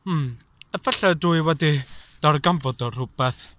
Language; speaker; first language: Welsh; non-native, learner; English